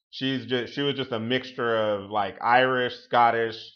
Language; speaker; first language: English; native; English